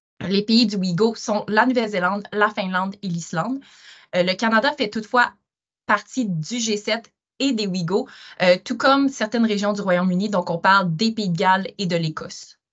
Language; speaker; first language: French; native; French